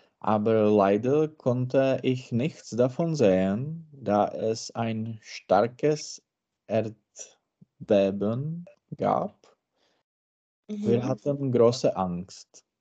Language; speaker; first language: German; non-native, learner; Czech